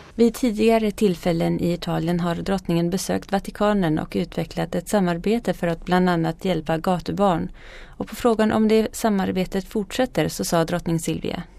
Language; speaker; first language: Swedish; native; Swedish